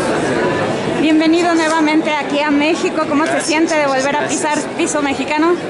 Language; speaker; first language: Spanish; native; Spanish